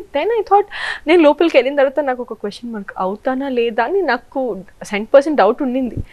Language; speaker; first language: Telugu; native; Telugu